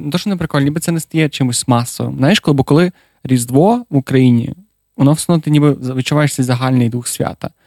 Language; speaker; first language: Ukrainian; non-native, local second language; Russian